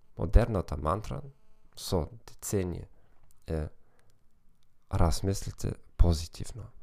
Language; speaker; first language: Macedonian; non-native, learner; German